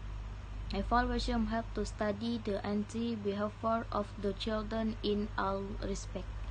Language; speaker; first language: English; non-native, learner; Indonesian